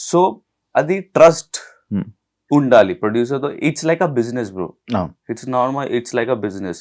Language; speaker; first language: Telugu; non-native, learner; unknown